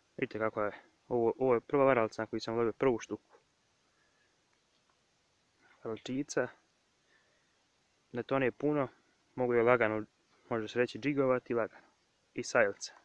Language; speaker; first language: Serbian; native; Serbian